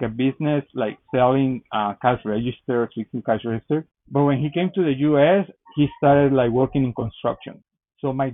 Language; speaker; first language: English; non-native, fluent; Spanish